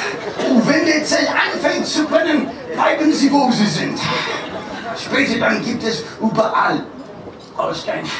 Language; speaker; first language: German; non-native, fluent; English